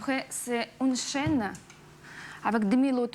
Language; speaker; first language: French; non-native, learner; Russian